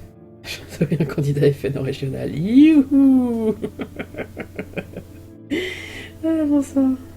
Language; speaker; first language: French; native; French